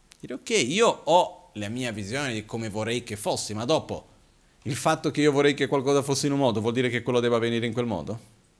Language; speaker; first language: Italian; non-native, fluent; Portuguese